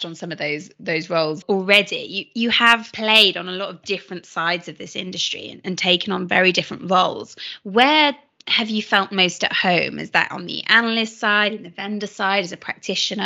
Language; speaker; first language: English; native; English